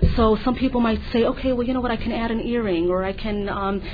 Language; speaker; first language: English; native; English